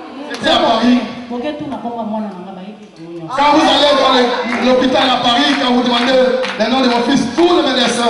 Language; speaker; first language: French; non-native, local second language; Lingala